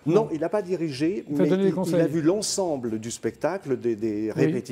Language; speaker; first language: French; native; French